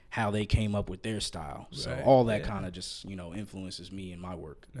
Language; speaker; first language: English; native; English